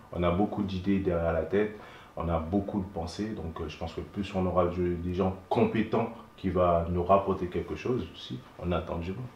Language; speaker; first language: French; non-native, local second language; Haitian Creole